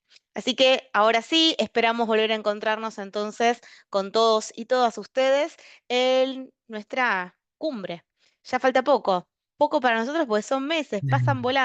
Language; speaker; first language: Spanish; native; Spanish